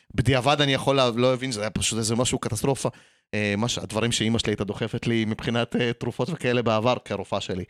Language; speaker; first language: Hebrew; early bilingual, other home language; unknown